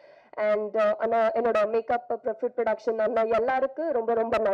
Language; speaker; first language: Tamil; non-native, fluent; Telugu